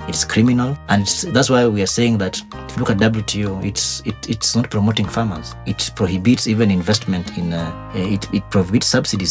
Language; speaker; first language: English; non-native, local second language; Luo (Kenya and Tanzania)